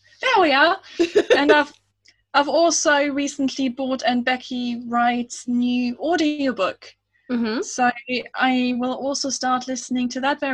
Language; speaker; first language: English; non-native, fluent; German